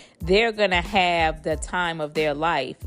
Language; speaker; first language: English; native; English